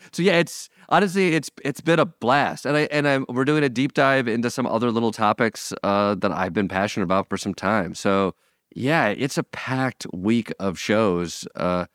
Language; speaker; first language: English; native; English